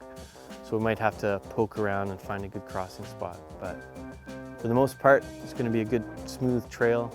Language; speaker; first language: English; native; English